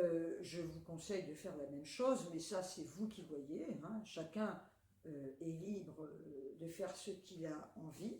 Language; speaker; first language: French; native; French